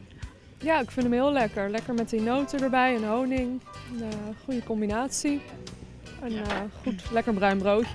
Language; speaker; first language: Dutch; native; Dutch